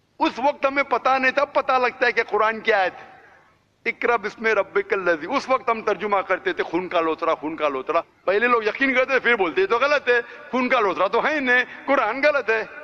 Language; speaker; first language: Hindi; non-native, local second language; Konkani